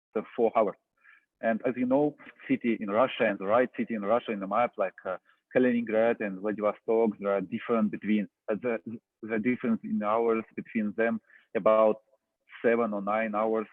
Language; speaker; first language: English; non-native, fluent; Russian